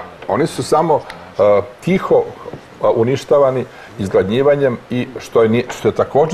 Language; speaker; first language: Croatian; native; Croatian